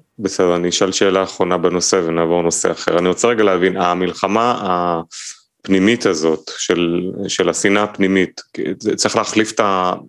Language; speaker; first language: Hebrew; native; Hebrew